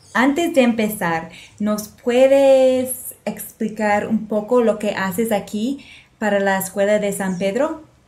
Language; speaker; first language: Spanish; non-native, fluent; English